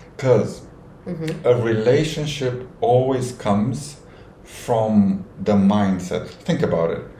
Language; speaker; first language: English; non-native, fluent; Romanian